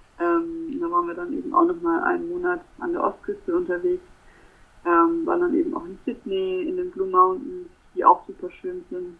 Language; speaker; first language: German; native; German